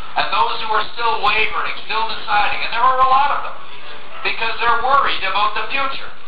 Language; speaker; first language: English; native; English